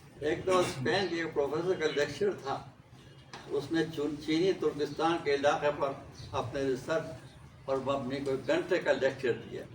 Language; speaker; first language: Urdu; non-native, local second language; Khowar